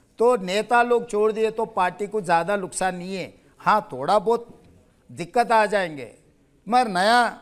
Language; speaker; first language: Hindi; non-native, local second language; Telugu